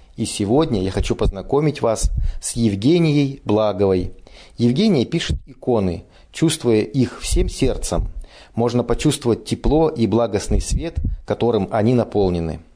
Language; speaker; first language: Russian; native; Russian